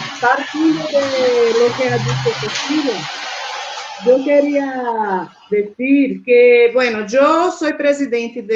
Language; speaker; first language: Spanish; non-native, fluent; Portuguese